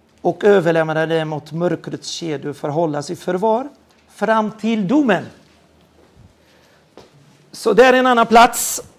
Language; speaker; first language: Swedish; non-native, fluent; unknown